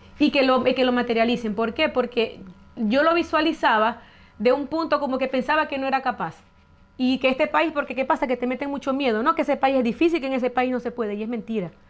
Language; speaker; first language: Spanish; native; Spanish